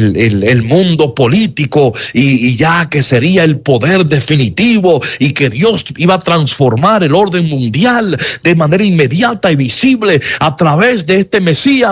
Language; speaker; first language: Spanish; native; Spanish